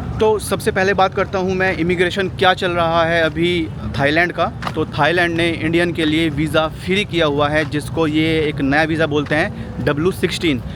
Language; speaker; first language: Hindi; native; Hindi